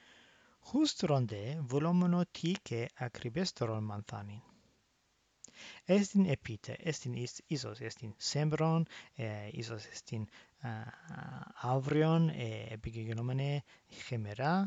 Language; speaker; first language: Greek; non-native, fluent; English